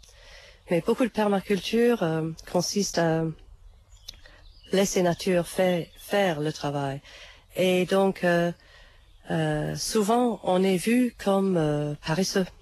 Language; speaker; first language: French; non-native, fluent; English